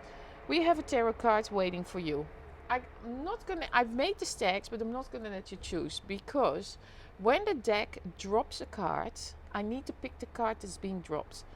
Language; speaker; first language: English; non-native, fluent; Dutch